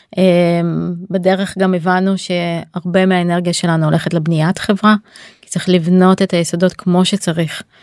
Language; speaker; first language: Hebrew; native; Hebrew